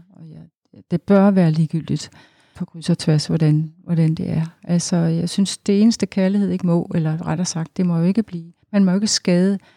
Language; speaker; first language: Danish; native; Danish